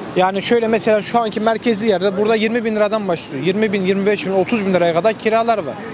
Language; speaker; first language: Turkish; native; Turkish